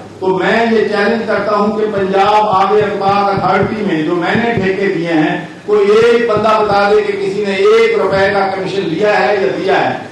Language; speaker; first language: Urdu; non-native, local second language; Punjabi